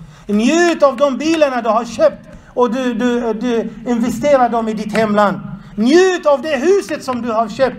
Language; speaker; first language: Swedish; non-native, fluent; Arabic